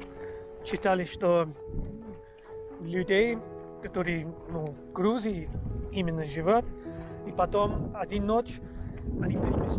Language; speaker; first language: Russian; non-native, learner; English